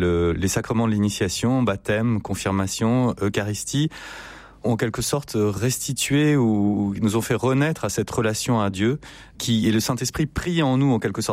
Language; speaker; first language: French; native; French